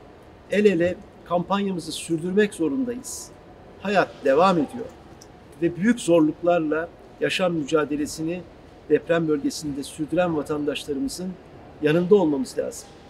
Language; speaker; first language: Turkish; native; Turkish